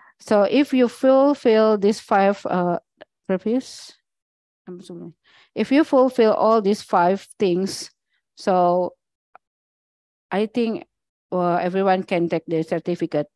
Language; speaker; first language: English; non-native, learner; Indonesian